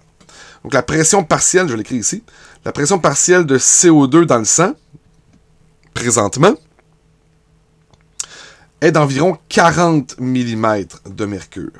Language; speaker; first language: French; native; French